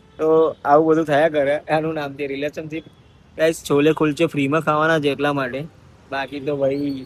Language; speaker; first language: Gujarati; native; Gujarati